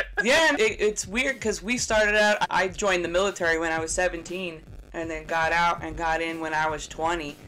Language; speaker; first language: English; native; English